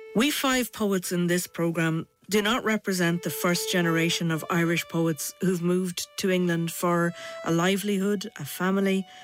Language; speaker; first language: English; native; English